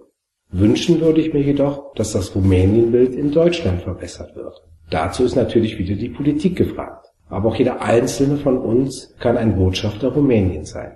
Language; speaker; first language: German; native; German